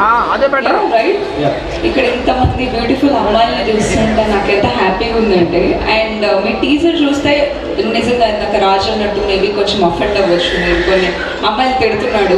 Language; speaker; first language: Telugu; native; Telugu